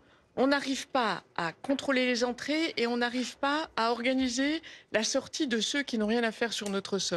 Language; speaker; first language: French; native; French